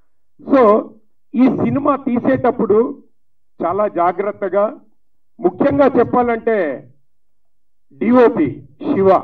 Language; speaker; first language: Telugu; native; Telugu